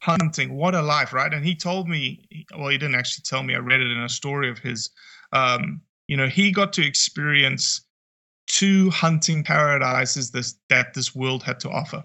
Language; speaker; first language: English; native; English